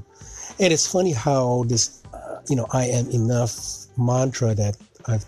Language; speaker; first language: English; non-native, local second language; Filipino